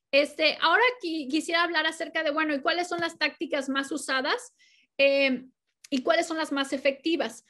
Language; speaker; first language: Spanish; native; Spanish